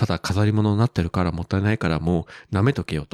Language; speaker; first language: Japanese; native; Japanese